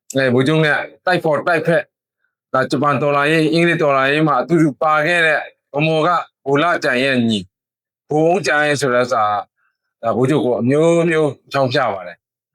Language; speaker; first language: Burmese; non-native, local second language; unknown